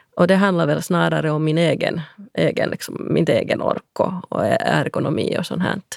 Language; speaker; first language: Swedish; native; Swedish